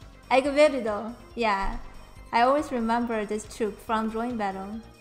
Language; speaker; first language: English; non-native, fluent; Chinese